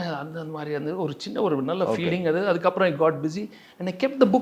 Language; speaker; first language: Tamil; non-native, local second language; Telugu